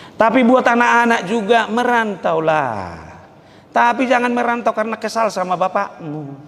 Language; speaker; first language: Indonesian; non-native, local second language; Batak Toba